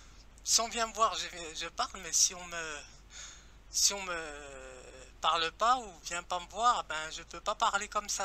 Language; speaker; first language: French; native; French